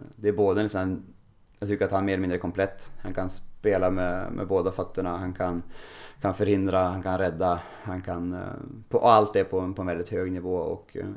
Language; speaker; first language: Swedish; native; Swedish